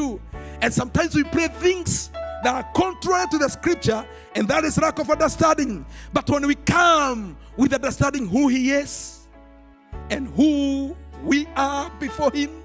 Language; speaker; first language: English; non-native, local second language; Swahili